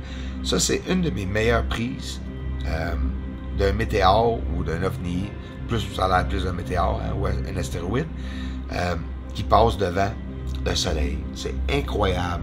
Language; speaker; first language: French; native; French